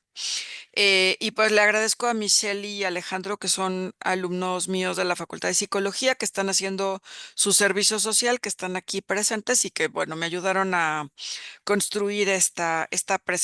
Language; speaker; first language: Spanish; native; Spanish